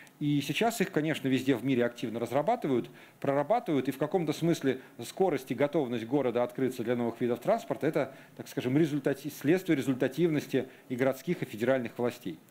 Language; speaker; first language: Russian; native; Russian